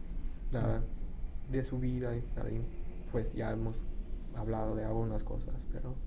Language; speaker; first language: Spanish; non-native, fluent; English